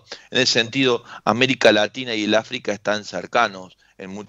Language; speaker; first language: Spanish; native; Spanish